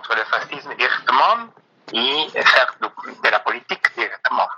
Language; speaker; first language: French; non-native, fluent; Italian